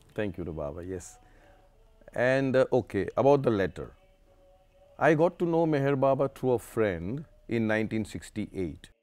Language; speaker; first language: English; non-native, local second language; Gujarati